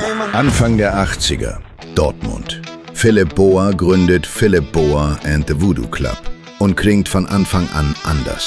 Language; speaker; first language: German; native; German